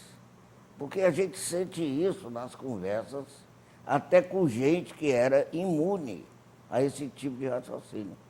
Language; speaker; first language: Portuguese; native; Portuguese